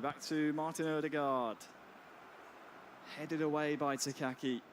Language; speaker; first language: English; native; English